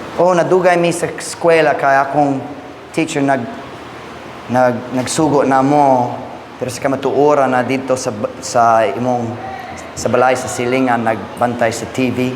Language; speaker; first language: Cebuano; non-native, fluent; English